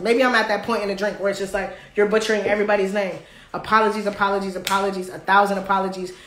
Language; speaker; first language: English; native; English